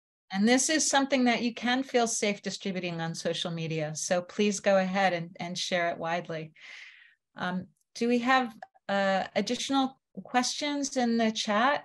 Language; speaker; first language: English; native; English